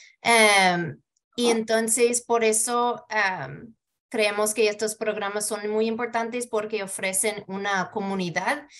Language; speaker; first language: Spanish; early bilingual, heritage; Spanish